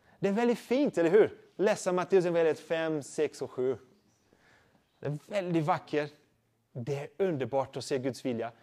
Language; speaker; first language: Swedish; non-native, fluent; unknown